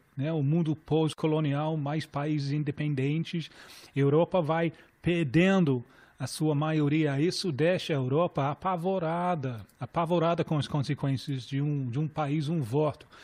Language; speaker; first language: Portuguese; non-native, fluent; English